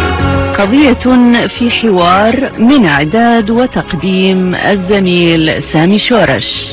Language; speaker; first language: Arabic; native; Arabic